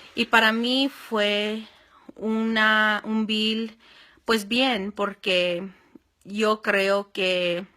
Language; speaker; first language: Spanish; early bilingual, heritage; Spanish